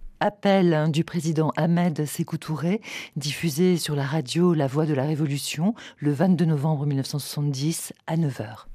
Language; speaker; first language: French; native; French